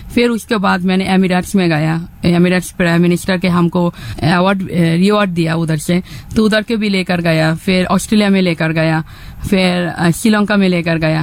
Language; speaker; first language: Hindi; non-native, fluent; Bangla